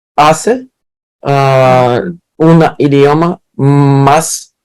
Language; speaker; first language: Spanish; non-native, learner; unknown